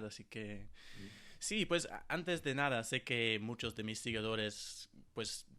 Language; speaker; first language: Spanish; non-native, fluent; English